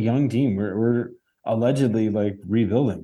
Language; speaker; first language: English; native; English